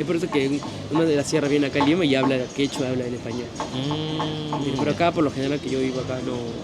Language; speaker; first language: Spanish; native; Spanish